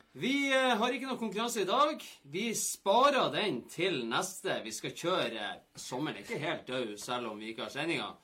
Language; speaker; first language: Norwegian; native; Norwegian